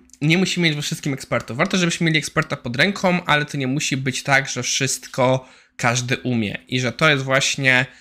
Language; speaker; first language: Polish; native; Polish